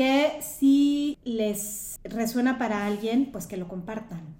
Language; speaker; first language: Spanish; native; Spanish